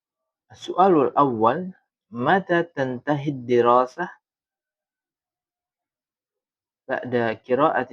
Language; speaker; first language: Arabic; non-native, fluent; Indonesian